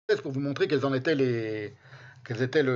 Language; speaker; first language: French; native; French